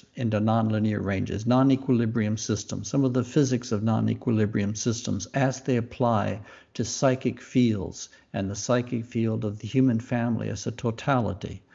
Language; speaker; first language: English; native; English